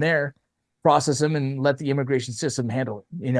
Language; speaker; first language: English; native; English